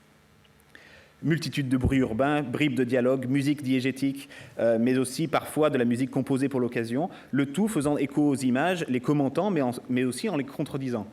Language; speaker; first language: French; native; French